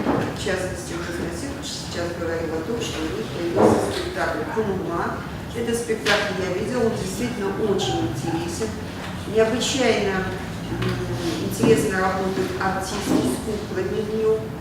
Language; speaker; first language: Russian; native; Russian